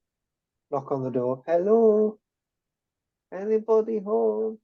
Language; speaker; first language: English; native; English